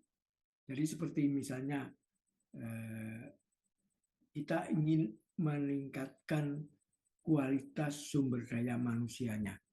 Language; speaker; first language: Indonesian; native; Indonesian